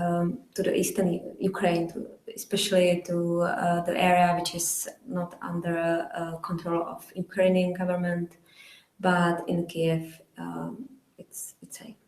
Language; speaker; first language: English; non-native, fluent; Czech